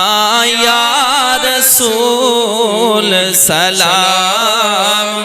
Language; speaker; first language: Bangla; native; Bangla